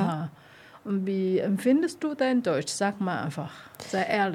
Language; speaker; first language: German; non-native, learner; Vietnamese